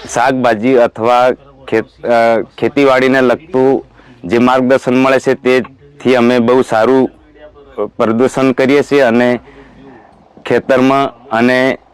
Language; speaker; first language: Gujarati; native; Gujarati